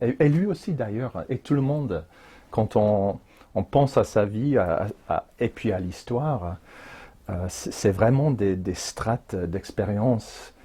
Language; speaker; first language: French; non-native, fluent; English